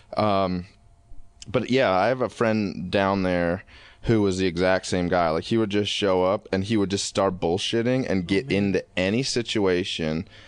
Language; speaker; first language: English; native; English